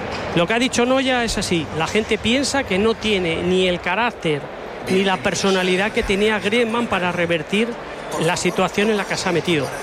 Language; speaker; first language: Spanish; native; Spanish